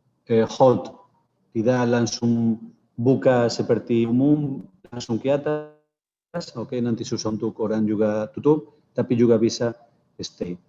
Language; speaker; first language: Indonesian; non-native, fluent; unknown